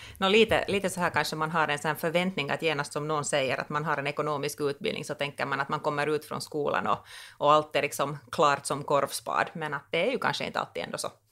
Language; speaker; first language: Swedish; native; Swedish